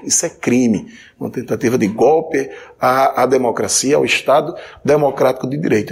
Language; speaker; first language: Portuguese; native; Portuguese